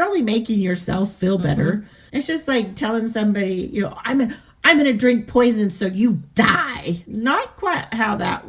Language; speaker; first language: English; native; English